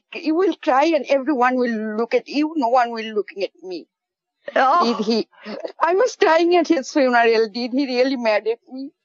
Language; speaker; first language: English; non-native, local second language; Bangla